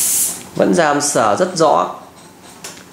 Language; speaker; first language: Vietnamese; native; Vietnamese